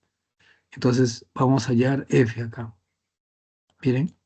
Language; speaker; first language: Spanish; native; Spanish